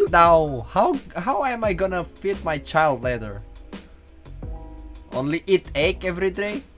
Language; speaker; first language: English; non-native, learner; Indonesian